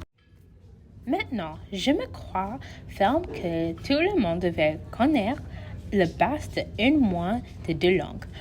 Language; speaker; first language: French; non-native, learner; English